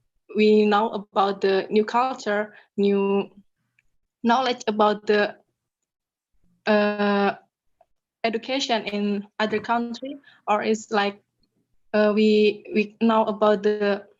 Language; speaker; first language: English; non-native, learner; Indonesian